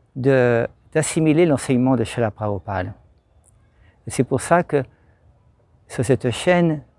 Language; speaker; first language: French; native; French